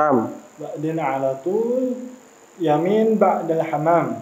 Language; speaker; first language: Arabic; non-native, learner; Indonesian